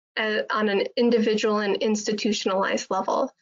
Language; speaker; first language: English; native; English